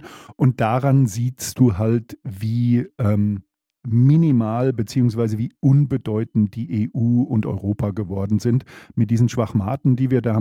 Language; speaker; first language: German; native; German